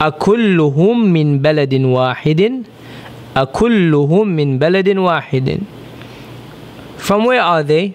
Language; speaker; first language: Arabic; non-native, fluent; English